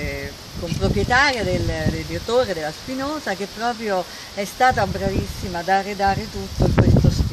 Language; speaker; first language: Italian; native; Italian